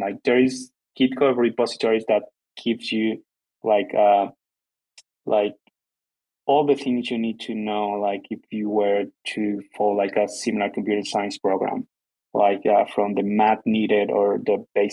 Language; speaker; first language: English; non-native, fluent; Spanish